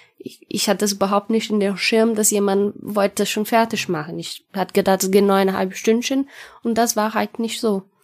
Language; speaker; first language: German; non-native, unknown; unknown